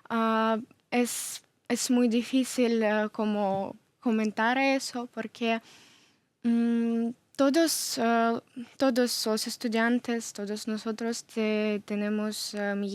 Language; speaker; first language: Spanish; non-native, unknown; Ukrainian